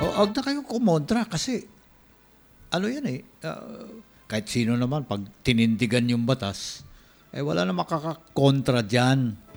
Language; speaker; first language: Filipino; non-native, local second language; Cebuano